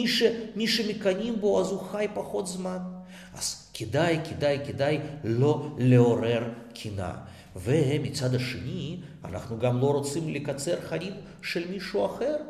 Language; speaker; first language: Hebrew; non-native, fluent; Russian